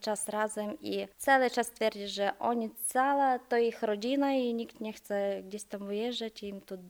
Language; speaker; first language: Polish; non-native, fluent; Ukrainian